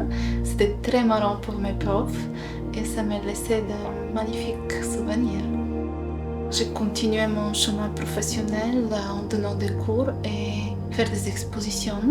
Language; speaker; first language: French; non-native, fluent; Bulgarian